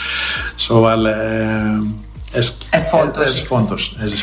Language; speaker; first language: Hungarian; non-native, fluent; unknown